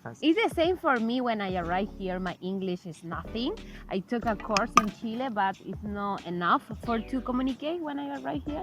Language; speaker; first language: English; non-native, learner; Spanish